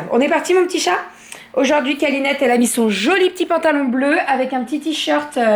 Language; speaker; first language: French; native; French